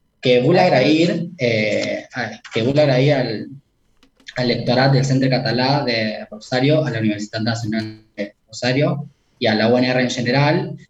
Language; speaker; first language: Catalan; non-native, learner; Spanish